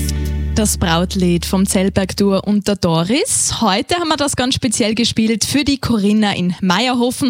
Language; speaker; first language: German; native; German